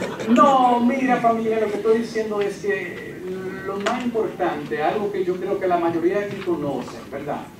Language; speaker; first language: Spanish; early bilingual, heritage; Spanish